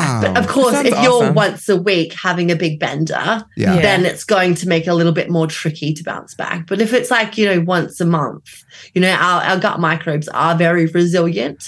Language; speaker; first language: English; native; English